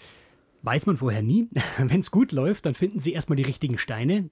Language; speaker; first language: German; native; German